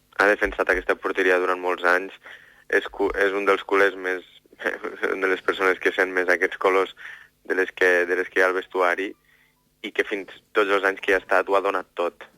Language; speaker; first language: Catalan; native; Catalan